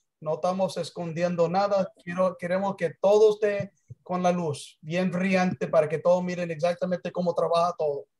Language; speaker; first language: Spanish; early bilingual, heritage; English